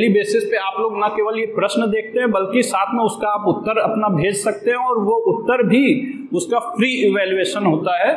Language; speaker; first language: Hindi; native; Hindi